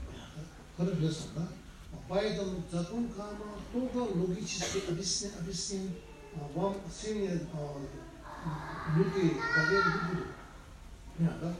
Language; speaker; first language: Russian; non-native, learner; Tibetan